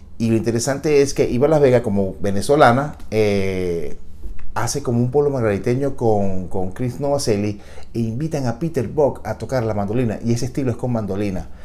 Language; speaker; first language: Spanish; native; Spanish